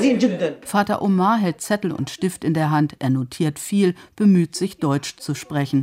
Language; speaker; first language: German; native; German